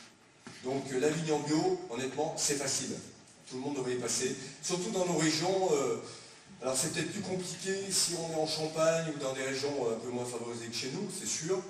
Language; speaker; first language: French; native; French